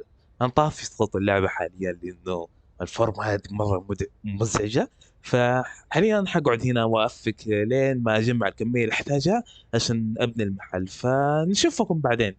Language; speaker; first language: Arabic; native; Arabic